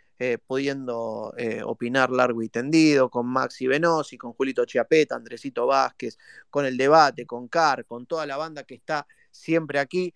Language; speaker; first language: Spanish; native; Spanish